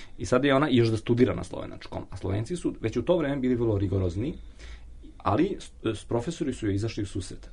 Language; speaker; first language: Serbian; native; Serbian